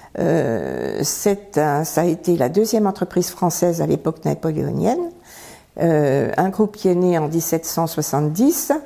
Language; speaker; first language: French; native; French